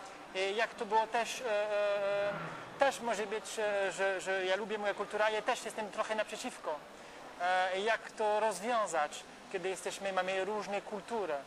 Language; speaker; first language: Polish; non-native, learner; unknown